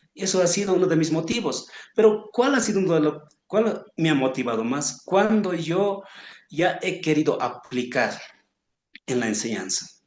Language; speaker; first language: Spanish; non-native, local second language; Aymara